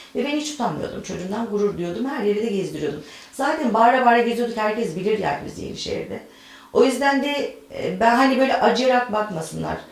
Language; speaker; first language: Turkish; native; Turkish